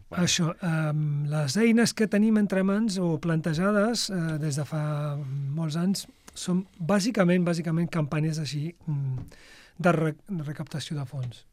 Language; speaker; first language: Catalan; non-native, fluent; Arabic